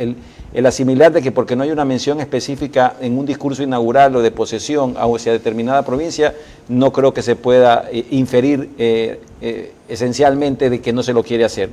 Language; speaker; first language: Spanish; native; Spanish